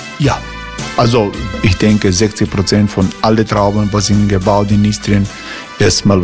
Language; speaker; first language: German; non-native, learner; Croatian